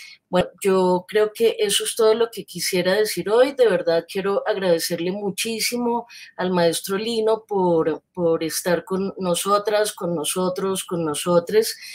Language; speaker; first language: Spanish; native; Spanish